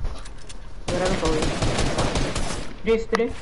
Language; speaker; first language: Bulgarian; native; Bulgarian